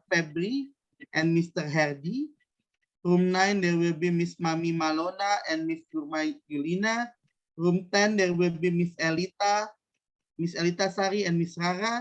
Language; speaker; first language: English; non-native, fluent; Indonesian